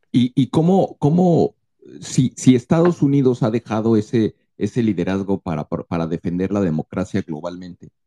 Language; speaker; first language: Spanish; native; Spanish